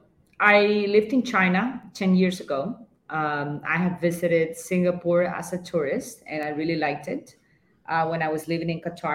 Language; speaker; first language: English; non-native, fluent; Spanish